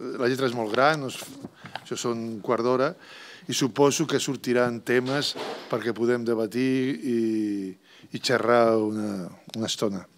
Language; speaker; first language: Catalan; native; Catalan